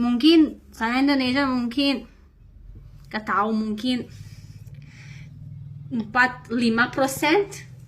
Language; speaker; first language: Indonesian; non-native, learner; Serbian